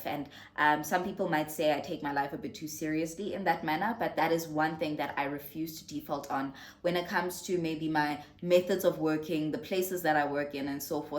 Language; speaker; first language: English; non-native, local second language; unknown